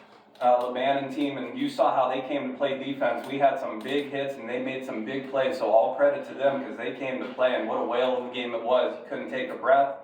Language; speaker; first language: English; native; English